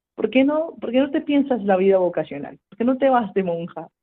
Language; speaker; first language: Spanish; native; Spanish